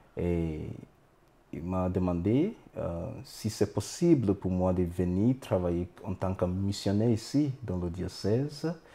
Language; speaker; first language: French; non-native, fluent; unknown